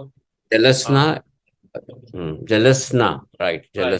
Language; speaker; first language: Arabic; non-native, learner; Urdu